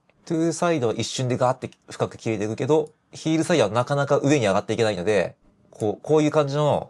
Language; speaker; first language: Japanese; native; Japanese